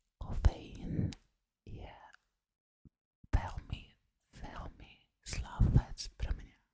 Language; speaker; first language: Slovak; non-native, learner; Russian